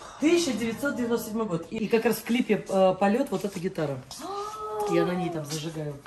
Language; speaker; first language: Russian; native; Russian